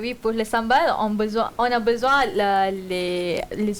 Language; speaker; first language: French; non-native, learner; Malay